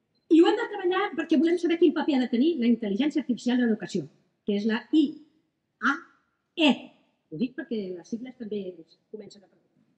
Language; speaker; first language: Catalan; native; Catalan